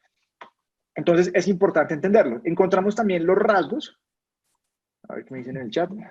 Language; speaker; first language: Spanish; native; Spanish